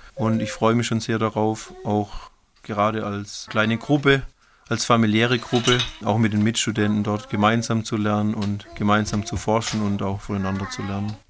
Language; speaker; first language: German; native; German